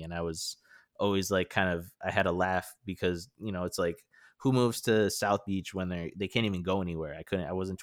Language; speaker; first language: English; native; English